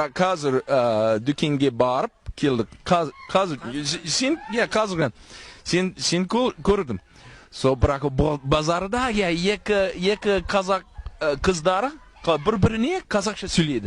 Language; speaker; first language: Kazakh; non-native, learner; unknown